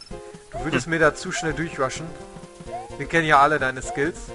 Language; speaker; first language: German; native; German